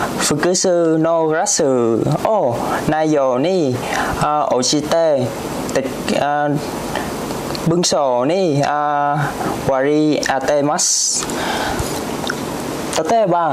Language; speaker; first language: Japanese; non-native, learner; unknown